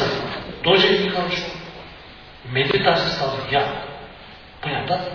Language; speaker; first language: Russian; non-native, learner; Tibetan